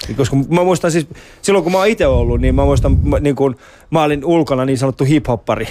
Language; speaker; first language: Finnish; early bilingual, other home language; Persian